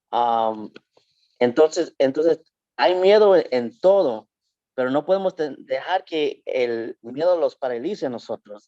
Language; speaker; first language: Spanish; early bilingual, heritage; Spanish